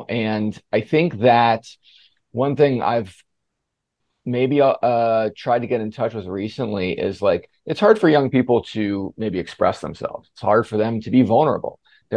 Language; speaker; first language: English; native; English